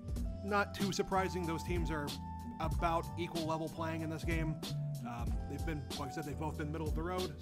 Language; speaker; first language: English; native; English